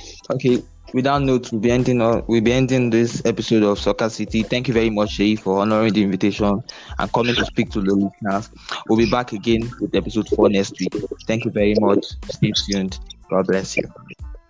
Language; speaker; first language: English; non-native, local second language; Yoruba